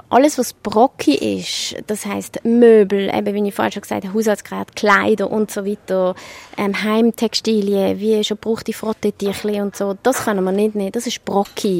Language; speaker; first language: German; native; German